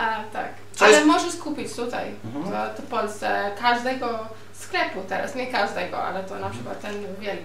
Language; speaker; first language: Polish; non-native, learner; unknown